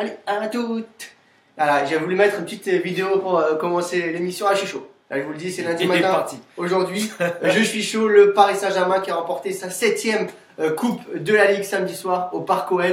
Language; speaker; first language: French; native; French